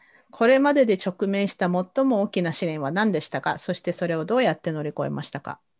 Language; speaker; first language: Japanese; native; Japanese